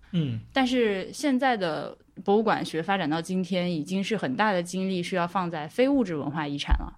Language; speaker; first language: Chinese; native; Chinese